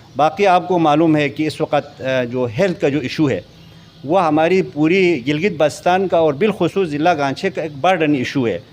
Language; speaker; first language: Urdu; non-native, local second language; Balti